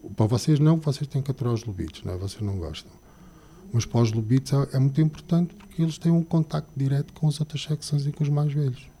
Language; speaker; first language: Portuguese; native; Portuguese